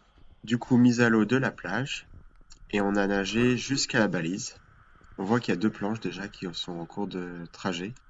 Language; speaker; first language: French; native; French